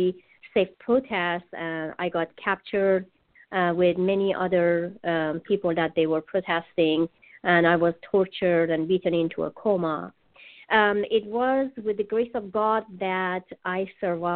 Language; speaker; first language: English; non-native, fluent; Persian